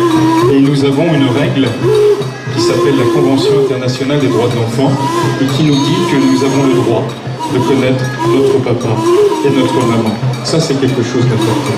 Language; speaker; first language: French; native; French